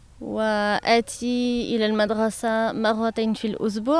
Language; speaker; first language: Arabic; non-native, learner; French